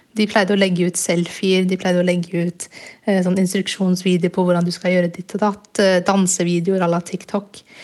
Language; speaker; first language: Norwegian; early bilingual, other home language; Burmese